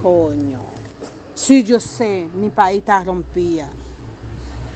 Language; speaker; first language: Spanish; non-native, learner; Haitian Creole